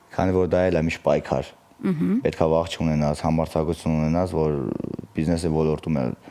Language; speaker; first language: Armenian; early bilingual, heritage; Armenian